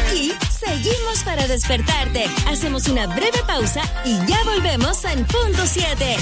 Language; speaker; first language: Spanish; native; Spanish